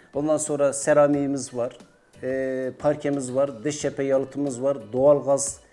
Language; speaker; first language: Turkish; native; Turkish